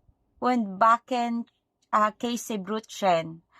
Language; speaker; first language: German; non-native, learner; Filipino